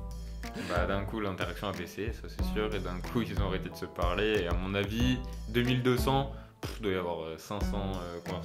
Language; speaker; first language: French; native; French